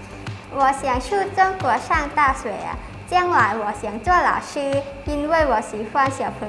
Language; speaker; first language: Chinese; non-native, learner; Thai